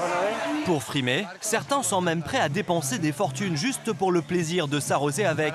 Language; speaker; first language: French; native; French